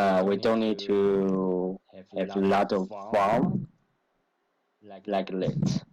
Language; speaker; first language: English; non-native, learner; Chinese